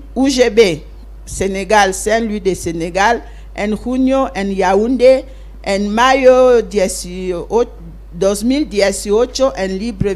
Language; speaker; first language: Spanish; non-native, fluent; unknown